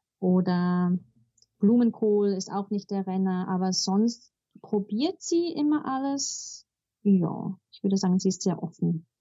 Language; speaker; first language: German; early bilingual, heritage; German